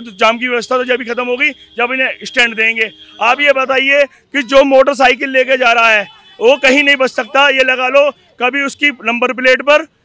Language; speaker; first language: Hindi; native; Hindi